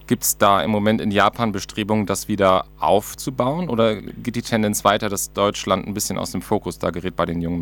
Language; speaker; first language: German; native; German